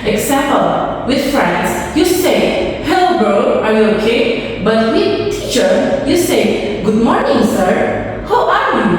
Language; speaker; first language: English; non-native, learner; Indonesian